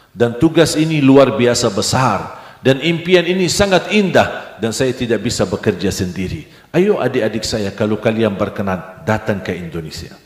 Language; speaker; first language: Indonesian; non-native, fluent; Arabic